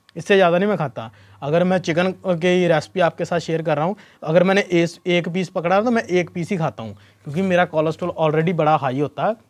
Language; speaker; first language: Hindi; non-native, local second language; Punjabi